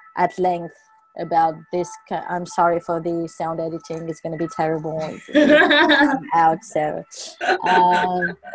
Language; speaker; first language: English; non-native, fluent; French